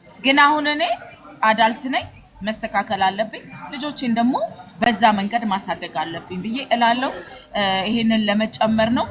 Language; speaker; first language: Amharic; native; Amharic